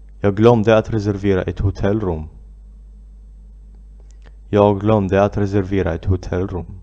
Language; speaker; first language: Swedish; non-native, fluent; Arabic